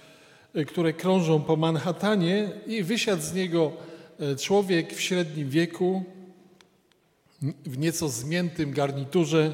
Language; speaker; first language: Polish; native; Polish